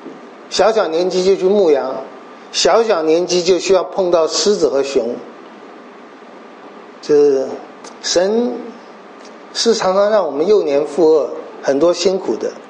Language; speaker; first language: Chinese; native; Chinese